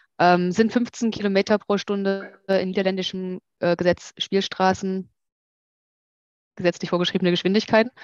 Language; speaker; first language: German; native; German